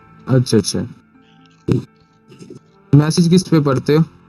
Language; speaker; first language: Hindi; native; Hindi